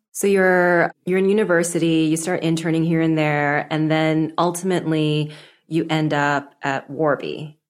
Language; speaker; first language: English; native; English